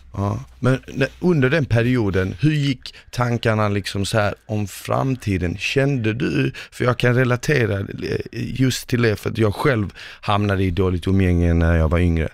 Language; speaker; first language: Swedish; early bilingual, other home language; Bosnian